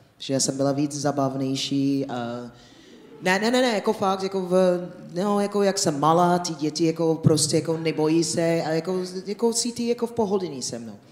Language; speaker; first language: Czech; non-native, fluent; English